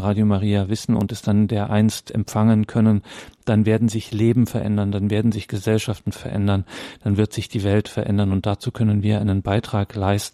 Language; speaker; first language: German; native; German